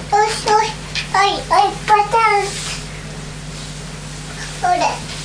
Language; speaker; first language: Japanese; native; Japanese